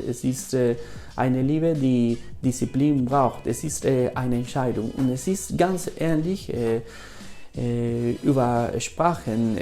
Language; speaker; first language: German; non-native, fluent; Spanish